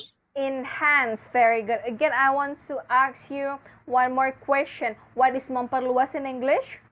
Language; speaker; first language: English; non-native, fluent; Indonesian